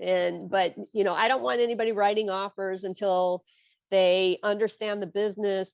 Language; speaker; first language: English; native; English